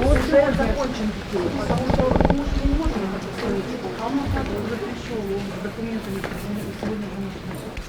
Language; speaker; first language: Russian; native; Russian